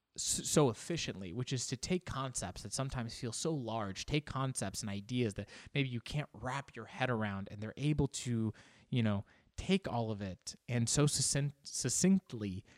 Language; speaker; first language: English; native; English